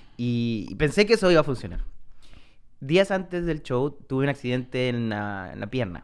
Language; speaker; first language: Spanish; native; Spanish